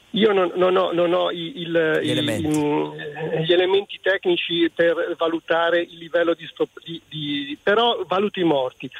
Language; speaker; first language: Italian; native; Italian